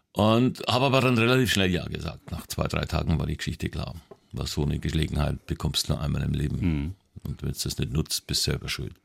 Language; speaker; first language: German; native; German